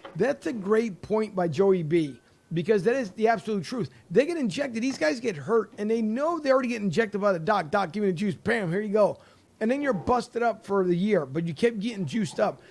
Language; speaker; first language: English; native; English